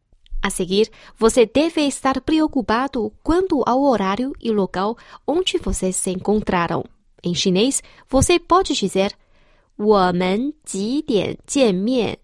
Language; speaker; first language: Portuguese; non-native, fluent; Chinese